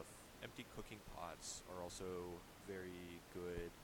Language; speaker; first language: English; native; English